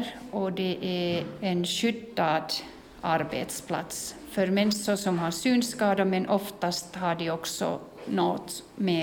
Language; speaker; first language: Swedish; non-native, fluent; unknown